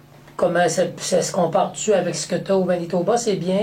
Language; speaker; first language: French; native; French